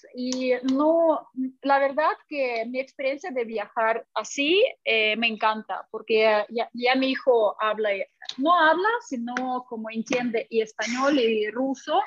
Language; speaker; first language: Spanish; non-native, fluent; Russian